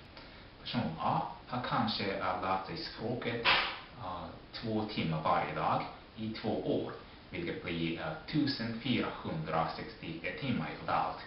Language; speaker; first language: Swedish; non-native, fluent; Japanese